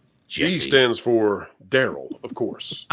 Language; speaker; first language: English; native; English